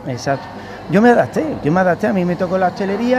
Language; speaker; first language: Spanish; native; Spanish